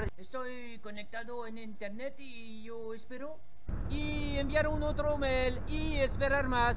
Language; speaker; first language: Spanish; non-native, learner; French